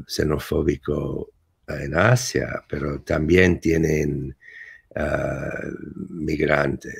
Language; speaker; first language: Spanish; non-native, fluent; English